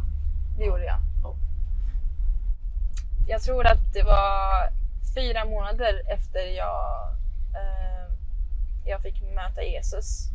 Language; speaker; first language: Swedish; early bilingual, other home language; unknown